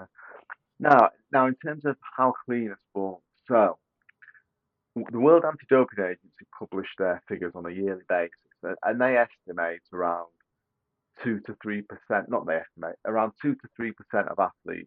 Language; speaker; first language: English; native; English